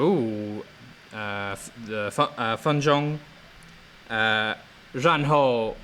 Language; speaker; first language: Chinese; non-native, learner; English